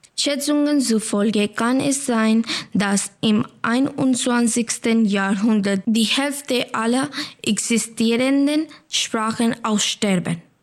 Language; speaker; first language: German; native; German